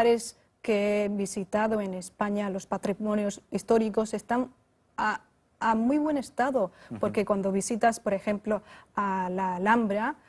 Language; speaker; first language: Spanish; non-native, fluent; Chinese